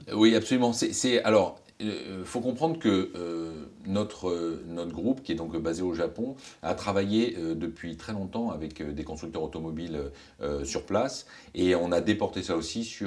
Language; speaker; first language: French; native; French